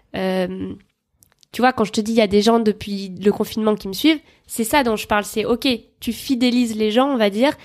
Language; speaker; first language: French; native; French